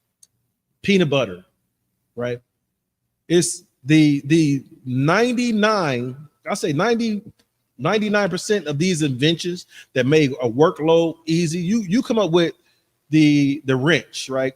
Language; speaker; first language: English; native; English